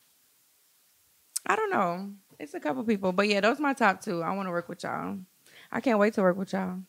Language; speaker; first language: English; native; English